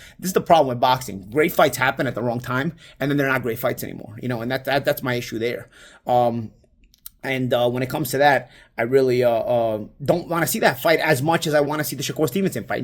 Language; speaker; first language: English; native; English